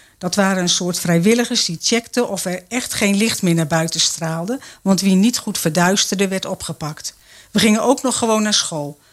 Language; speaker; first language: Dutch; native; Dutch